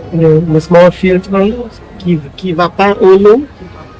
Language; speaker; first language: French; non-native, learner; German